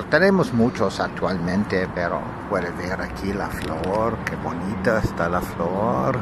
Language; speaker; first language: Spanish; non-native, learner; English